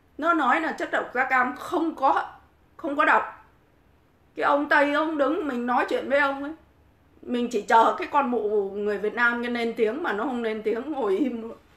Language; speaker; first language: Vietnamese; native; Vietnamese